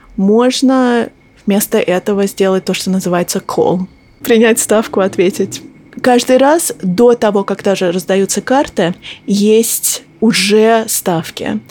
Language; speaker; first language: Russian; early bilingual, heritage; Russian